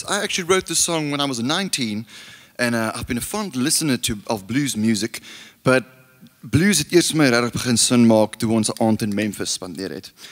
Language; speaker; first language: English; non-native, local second language; Afrikaans